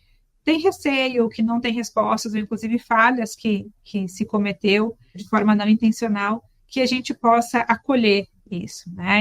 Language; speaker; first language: Portuguese; native; Portuguese